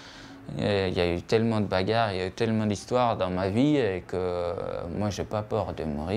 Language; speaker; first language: French; non-native, fluent; Persian